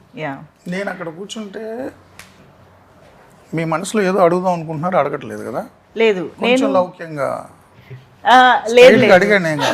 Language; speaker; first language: Telugu; native; Telugu